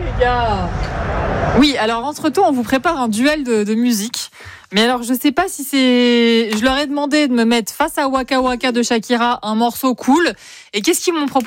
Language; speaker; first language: French; native; French